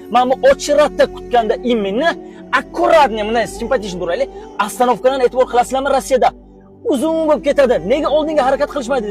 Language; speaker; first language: Uzbek; non-native, local second language; Tajik